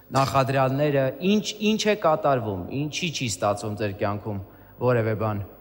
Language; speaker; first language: Armenian; native; Armenian